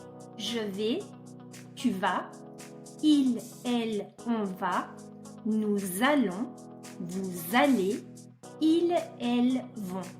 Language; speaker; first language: French; non-native, fluent; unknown